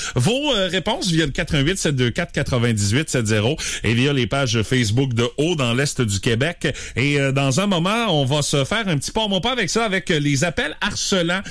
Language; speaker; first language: French; native; French